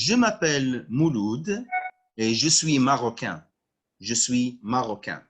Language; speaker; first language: French; non-native, local second language; Arabic